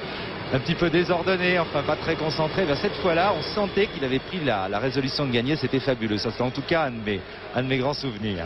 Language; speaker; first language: French; native; French